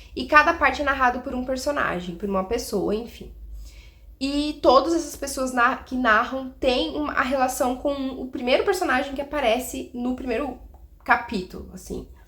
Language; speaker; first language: Portuguese; native; Portuguese